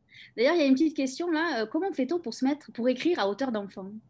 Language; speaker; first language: French; native; French